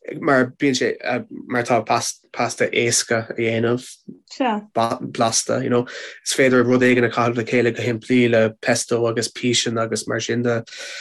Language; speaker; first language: Irish; non-native, local second language; English